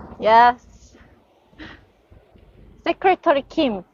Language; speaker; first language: English; non-native, learner; Korean